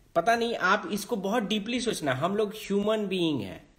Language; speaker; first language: Hindi; native; Hindi